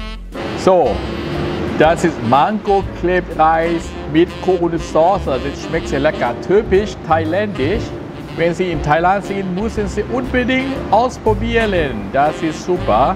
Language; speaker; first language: German; non-native, learner; Thai